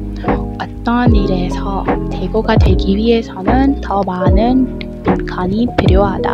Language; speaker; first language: Korean; non-native, learner; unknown